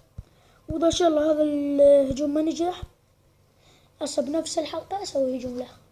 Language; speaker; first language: Arabic; native; Arabic